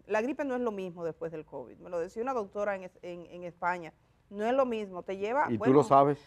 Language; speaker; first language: Spanish; native; Spanish